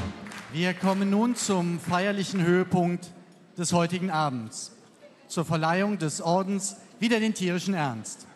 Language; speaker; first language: German; native; German